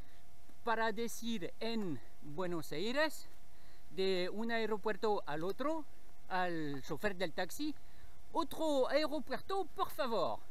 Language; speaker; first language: Spanish; non-native, learner; French